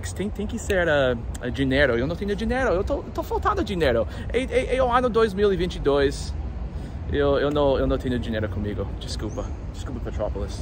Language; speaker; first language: Portuguese; non-native, learner; English